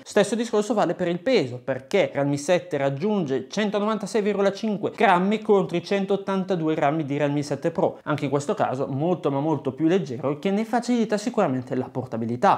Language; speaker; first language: Italian; native; Italian